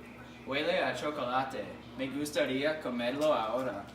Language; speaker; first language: Spanish; non-native, learner; English